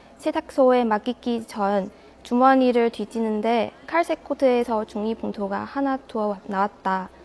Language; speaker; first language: Korean; non-native, fluent; Chinese